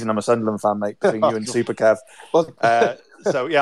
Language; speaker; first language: English; native; English